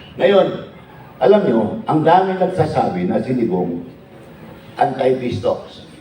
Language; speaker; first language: Filipino; non-native, local second language; Iloko